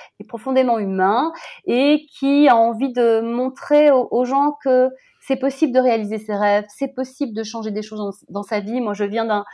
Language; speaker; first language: French; native; French